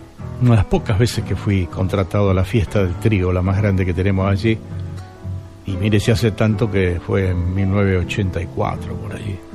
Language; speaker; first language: Spanish; native; Spanish